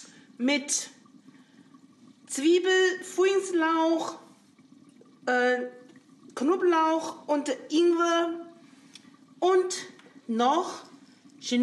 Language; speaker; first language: German; non-native, learner; Chinese